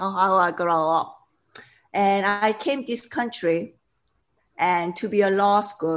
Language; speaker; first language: English; non-native, learner; Korean